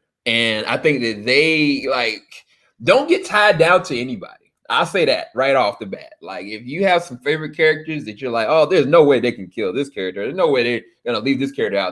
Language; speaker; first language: English; native; English